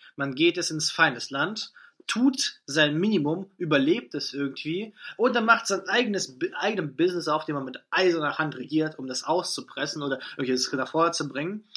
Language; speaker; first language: German; non-native, fluent; Russian